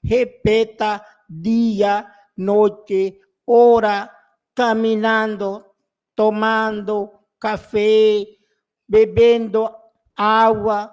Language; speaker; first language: Portuguese; non-native, learner; Spanish